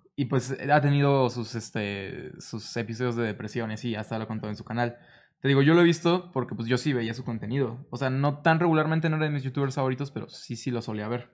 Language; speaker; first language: Spanish; native; Spanish